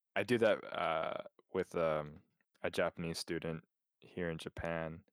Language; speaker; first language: English; native; English